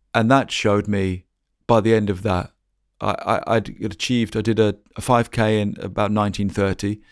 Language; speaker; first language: English; native; English